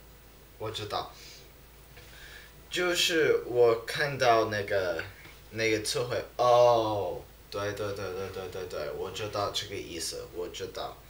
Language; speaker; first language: Chinese; non-native, learner; English